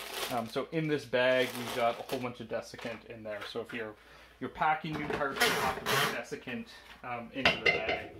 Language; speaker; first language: English; native; English